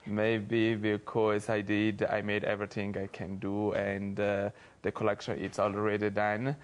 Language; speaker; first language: English; non-native, fluent; Portuguese